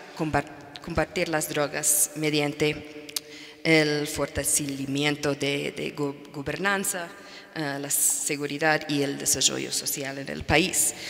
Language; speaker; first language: Spanish; non-native, fluent; English